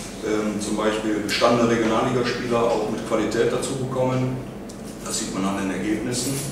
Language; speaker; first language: German; native; German